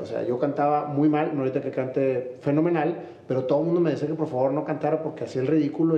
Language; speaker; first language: Spanish; native; Spanish